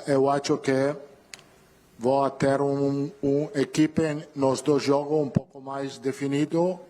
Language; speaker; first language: Portuguese; non-native, learner; Italian